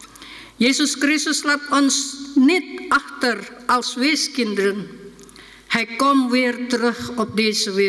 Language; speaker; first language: Dutch; non-native, fluent; Indonesian